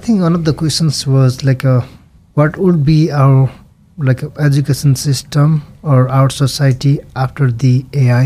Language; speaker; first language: English; non-native, local second language; Nepali